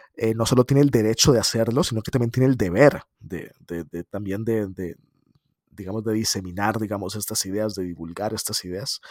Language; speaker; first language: Spanish; native; Spanish